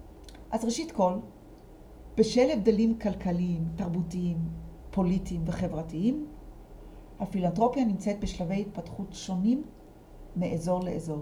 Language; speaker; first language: Hebrew; native; Hebrew